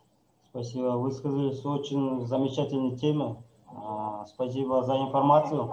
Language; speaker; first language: Russian; non-native, local second language; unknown